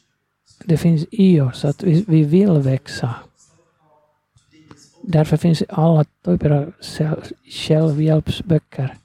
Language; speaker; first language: Swedish; non-native, fluent; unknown